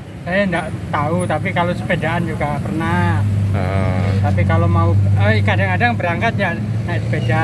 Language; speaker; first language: Indonesian; non-native, local second language; Javanese